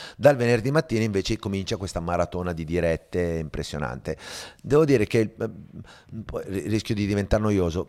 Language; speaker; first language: Italian; native; Italian